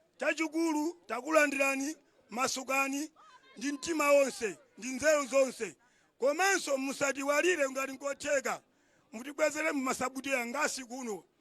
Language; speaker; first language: Nyanja; non-native, local second language; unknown